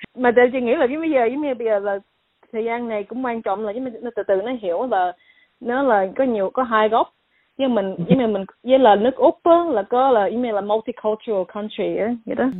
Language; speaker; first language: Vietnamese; early bilingual, heritage; Vietnamese